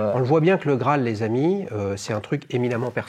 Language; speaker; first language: French; native; French